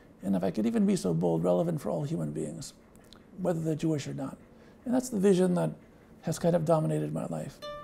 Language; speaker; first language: English; native; English